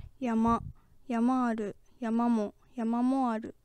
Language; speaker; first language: Japanese; native; Japanese